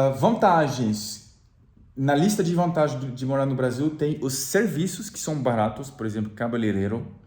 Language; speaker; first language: Portuguese; non-native, fluent; French